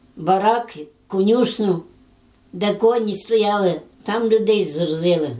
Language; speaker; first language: Ukrainian; native; Ukrainian